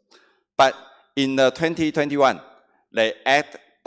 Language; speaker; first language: English; non-native, learner; Chinese